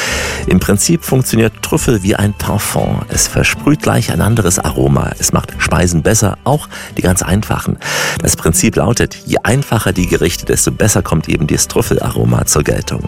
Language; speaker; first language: German; native; German